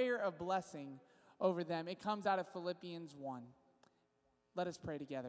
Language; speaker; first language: English; native; English